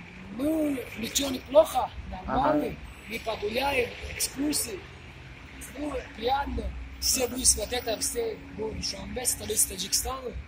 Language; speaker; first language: Russian; non-native, learner; Tajik